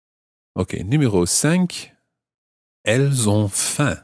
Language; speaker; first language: French; non-native, fluent; English